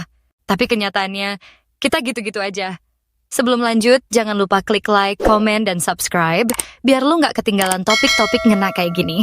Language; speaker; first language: Indonesian; native; Indonesian